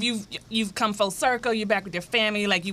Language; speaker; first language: English; native; English